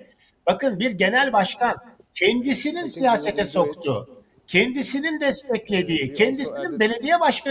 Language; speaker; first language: Turkish; native; Turkish